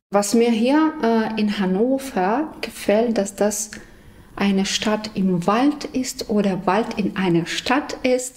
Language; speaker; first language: German; non-native, fluent; Ukrainian